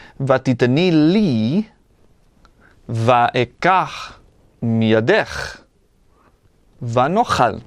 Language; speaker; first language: Hebrew; non-native, learner; English